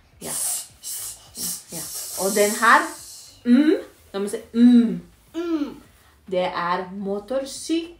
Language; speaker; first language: Norwegian; non-native, learner; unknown